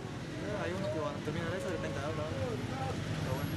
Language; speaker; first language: Spanish; native; Spanish